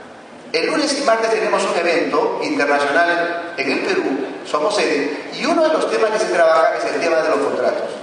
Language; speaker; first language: Spanish; native; Spanish